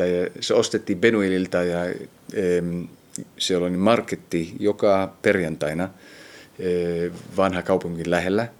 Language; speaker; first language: Finnish; early bilingual, heritage; Finnish